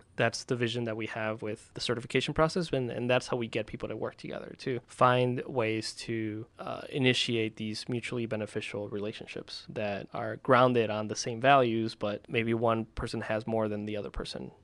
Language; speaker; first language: English; early bilingual, other home language; Spanish